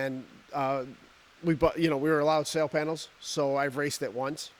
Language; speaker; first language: English; native; English